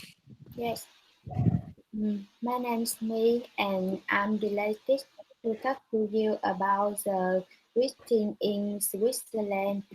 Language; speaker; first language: English; non-native, learner; Vietnamese